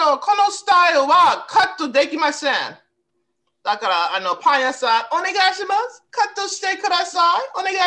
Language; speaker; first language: Japanese; non-native, learner; English